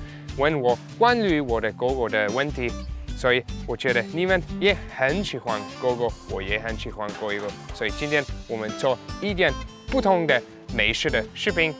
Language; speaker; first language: Chinese; non-native, learner; German